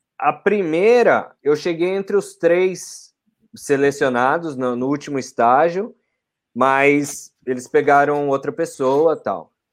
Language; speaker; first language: Portuguese; native; Portuguese